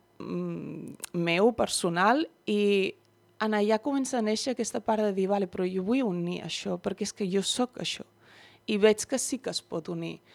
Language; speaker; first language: Catalan; early bilingual, other home language; Dutch